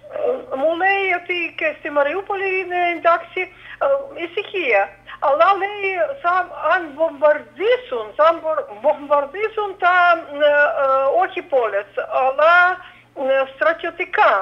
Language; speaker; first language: Greek; non-native, fluent; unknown